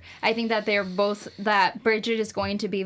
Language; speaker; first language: English; native; English